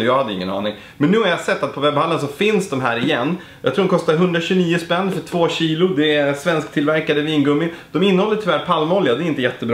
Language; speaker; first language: Swedish; native; Swedish